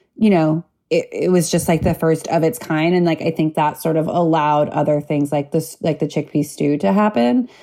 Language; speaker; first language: English; native; English